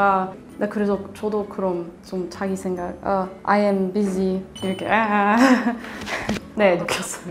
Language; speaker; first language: Korean; non-native, learner; Swedish